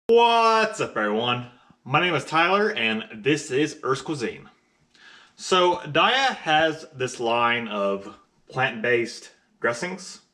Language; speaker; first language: English; native; English